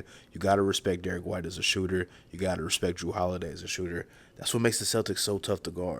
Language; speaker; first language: English; native; English